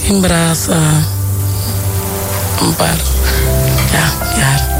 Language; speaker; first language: Dutch; non-native, local second language; Papiamento